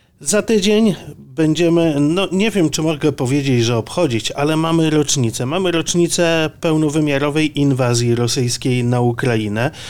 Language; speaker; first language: Polish; native; Polish